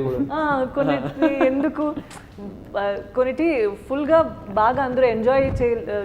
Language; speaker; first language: Telugu; non-native, fluent; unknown